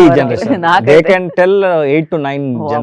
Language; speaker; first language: Telugu; non-native, learner; Kannada